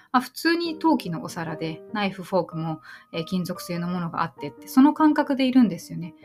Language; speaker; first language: Japanese; native; Japanese